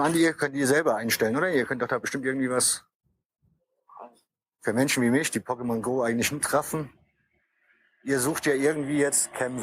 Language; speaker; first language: German; native; German